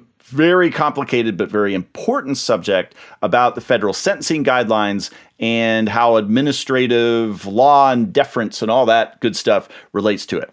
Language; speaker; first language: English; native; English